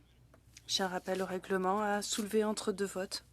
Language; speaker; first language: French; native; French